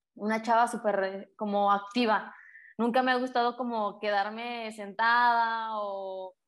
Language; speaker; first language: Spanish; native; Spanish